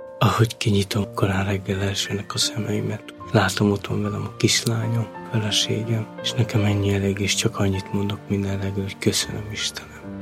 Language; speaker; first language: Hungarian; non-native, local second language; Romany